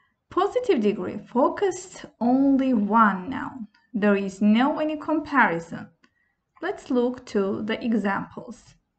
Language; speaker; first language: English; non-native, fluent; Azerbaijani